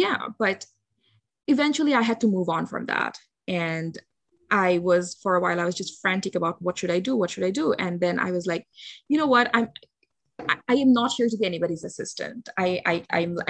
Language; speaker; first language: English; non-native, local second language; Bangla